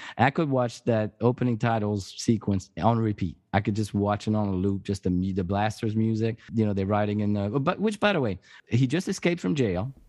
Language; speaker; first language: English; non-native, fluent; French